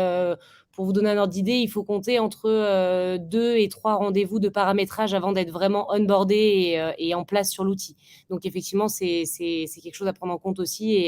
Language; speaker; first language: French; native; French